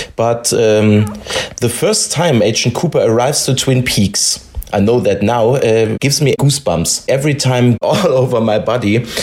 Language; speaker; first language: English; non-native, fluent; German